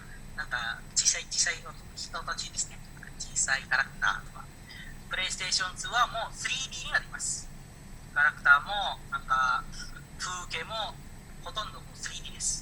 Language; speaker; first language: Japanese; non-native, learner; Indonesian